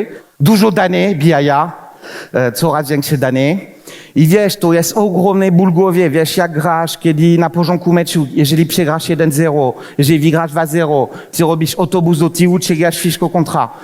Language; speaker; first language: Polish; non-native, fluent; French